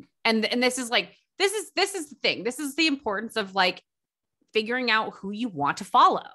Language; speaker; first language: English; native; English